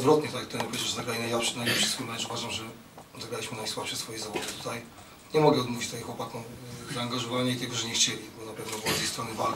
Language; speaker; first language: Polish; native; Polish